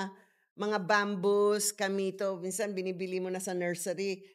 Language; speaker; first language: Filipino; native; Filipino